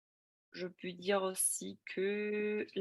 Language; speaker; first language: French; non-native, fluent; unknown